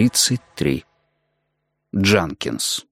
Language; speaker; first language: Russian; native; Russian